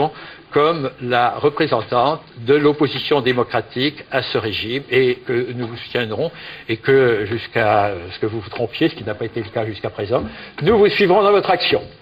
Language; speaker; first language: French; native; French